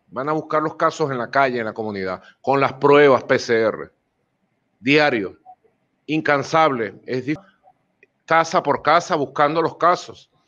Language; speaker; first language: Spanish; native; Spanish